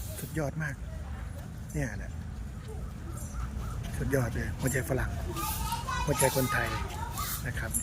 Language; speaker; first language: Thai; native; Thai